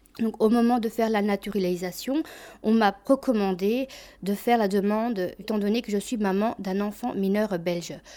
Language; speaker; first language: French; early bilingual, other home language; Albanian